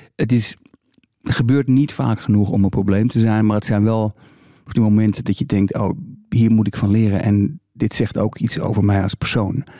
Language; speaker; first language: Dutch; native; Dutch